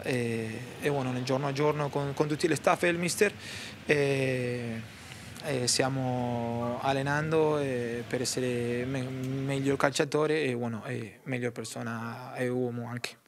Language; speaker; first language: Italian; non-native, learner; Spanish